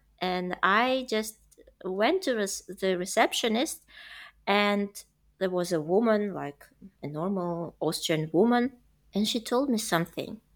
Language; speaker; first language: English; non-native, fluent; Russian